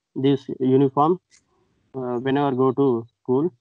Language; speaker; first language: English; non-native, local second language; Telugu